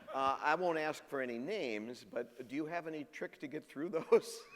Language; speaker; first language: English; native; English